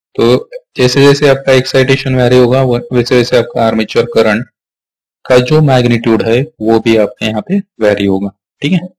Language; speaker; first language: Hindi; non-native, local second language; Marathi